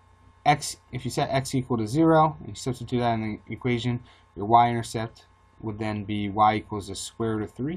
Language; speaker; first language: English; native; English